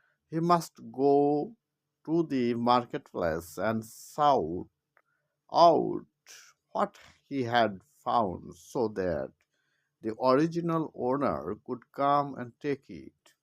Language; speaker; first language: English; non-native, local second language; Bangla